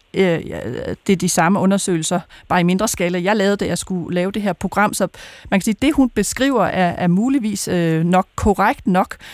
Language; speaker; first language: Danish; native; Danish